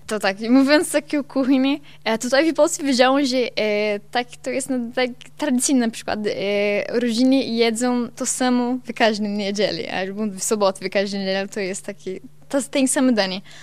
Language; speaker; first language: Polish; non-native, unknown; Portuguese